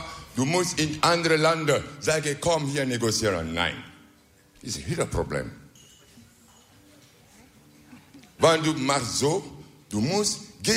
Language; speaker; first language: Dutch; non-native, learner; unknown